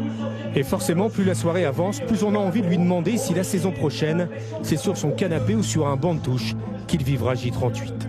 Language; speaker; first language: French; native; French